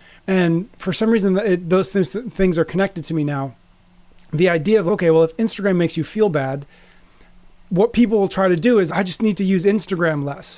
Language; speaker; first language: English; native; English